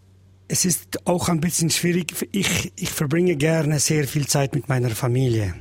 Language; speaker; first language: German; non-native, learner; Albanian